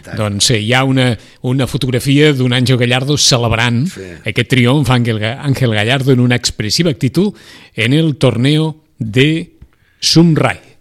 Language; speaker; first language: Catalan; native; Catalan